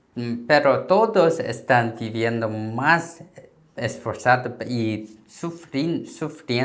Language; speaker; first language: Spanish; non-native, learner; Korean